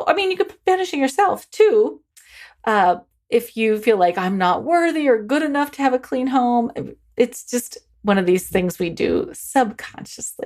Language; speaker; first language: English; native; English